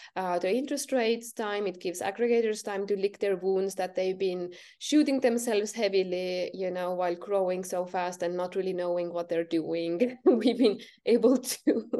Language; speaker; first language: English; non-native, fluent; Estonian